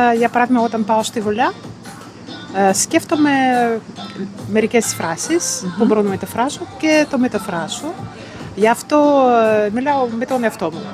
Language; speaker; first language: Greek; non-native, learner; Russian